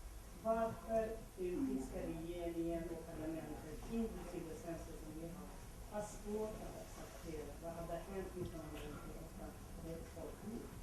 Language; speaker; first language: Swedish; non-native, learner; Kurdish